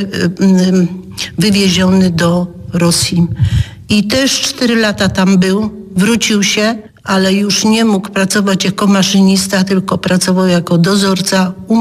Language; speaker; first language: Polish; native; Polish